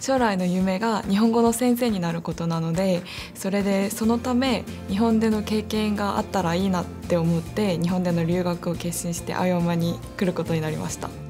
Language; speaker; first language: Japanese; non-native, fluent; Korean